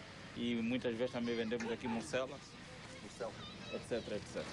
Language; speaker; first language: Portuguese; native; Portuguese